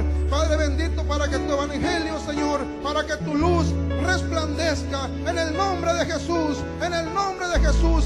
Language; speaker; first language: Spanish; native; Spanish